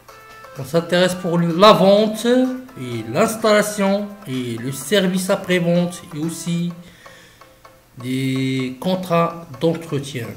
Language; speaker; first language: French; non-native, local second language; Arabic